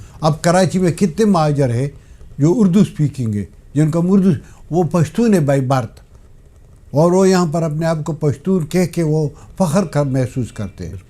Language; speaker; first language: Urdu; non-native, local second language; Pashto